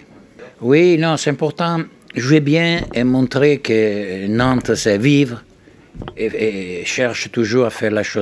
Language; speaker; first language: French; non-native, learner; Italian